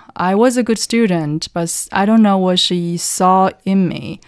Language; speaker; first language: English; non-native, fluent; Chinese